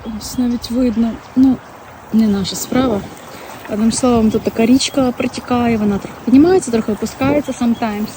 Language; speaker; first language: Ukrainian; non-native, local second language; Russian